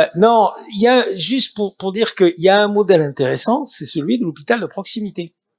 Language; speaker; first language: French; native; French